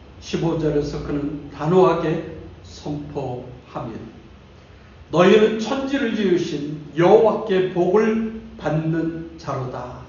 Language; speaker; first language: Korean; native; Korean